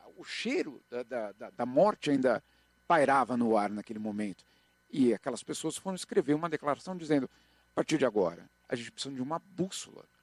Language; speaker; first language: Portuguese; native; Portuguese